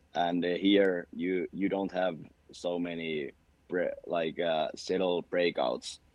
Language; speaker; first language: English; non-native, fluent; Finnish